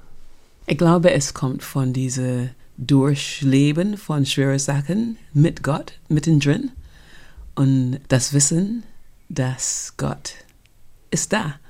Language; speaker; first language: German; non-native, fluent; English